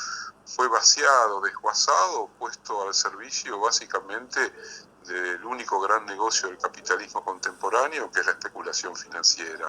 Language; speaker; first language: Spanish; native; Spanish